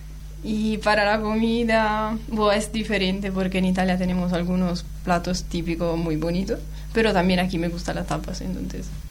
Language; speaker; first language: Spanish; non-native, learner; Italian